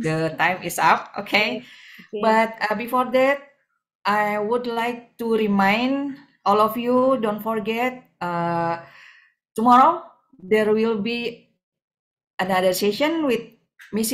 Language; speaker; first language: English; non-native, fluent; Indonesian